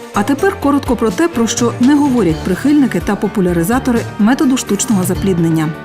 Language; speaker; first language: Ukrainian; native; Ukrainian